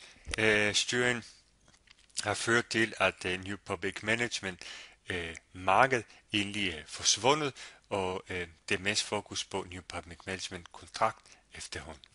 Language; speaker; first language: Danish; non-native, fluent; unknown